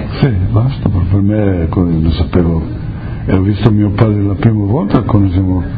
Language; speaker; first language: Italian; early bilingual, heritage; Italian